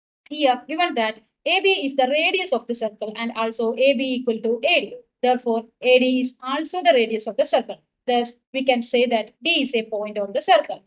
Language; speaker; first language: English; non-native, local second language; Malayalam